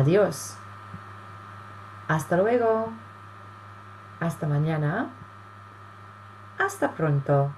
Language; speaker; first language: Spanish; non-native, fluent; English